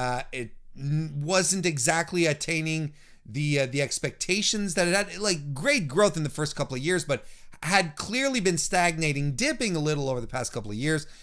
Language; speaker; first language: English; native; English